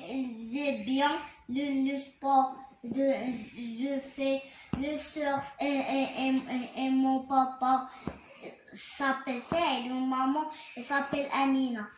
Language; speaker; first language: French; non-native, learner; Arabic